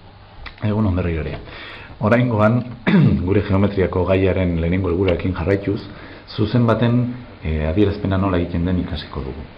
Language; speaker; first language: Basque; native; Basque